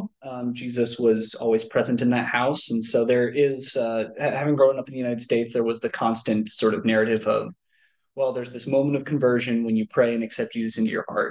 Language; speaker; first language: English; native; English